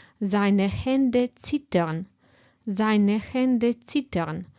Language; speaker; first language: German; non-native, fluent; Ukrainian